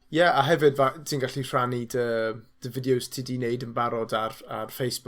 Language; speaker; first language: Welsh; non-native, learner; English